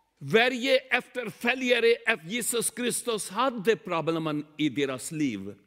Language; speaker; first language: Swedish; non-native, learner; Urdu